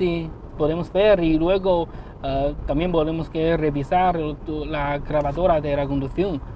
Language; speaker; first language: Spanish; non-native, learner; Chinese